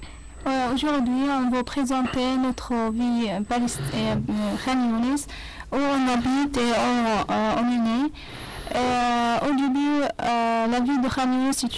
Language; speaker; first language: French; non-native, learner; Arabic